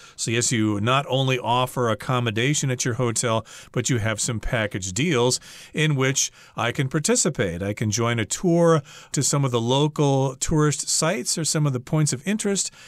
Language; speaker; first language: English; native; English